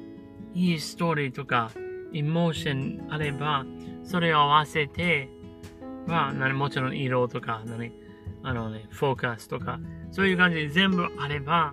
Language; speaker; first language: Japanese; non-native, learner; English